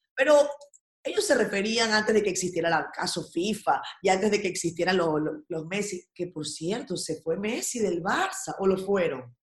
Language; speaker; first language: Spanish; native; Spanish